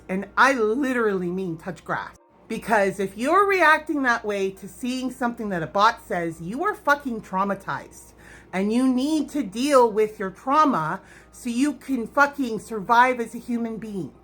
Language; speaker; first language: English; native; English